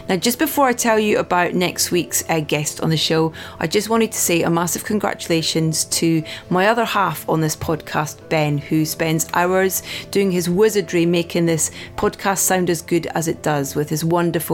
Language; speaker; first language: English; native; English